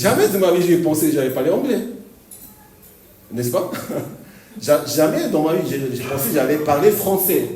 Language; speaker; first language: French; non-native, fluent; Korean